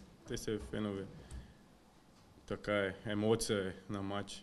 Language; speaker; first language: Bulgarian; non-native, learner; Portuguese